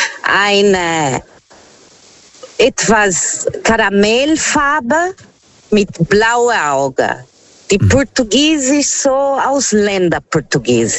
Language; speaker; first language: German; non-native, fluent; Portuguese